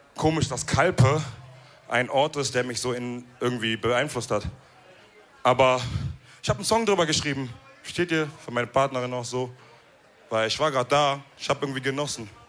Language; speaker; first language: German; early bilingual, other home language; Wolof